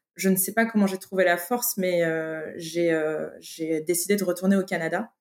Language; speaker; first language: French; native; French